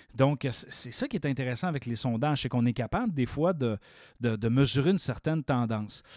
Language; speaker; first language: French; native; French